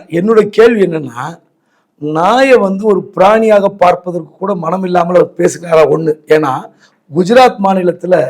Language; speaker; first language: Tamil; native; Tamil